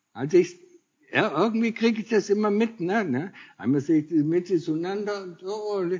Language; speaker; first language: German; native; German